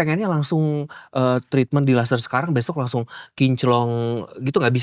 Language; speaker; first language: Indonesian; native; Indonesian